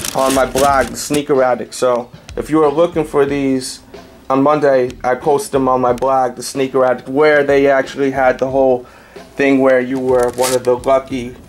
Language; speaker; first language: English; native; English